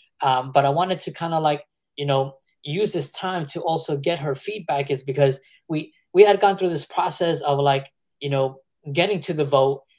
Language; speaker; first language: English; early bilingual, other home language; Spanish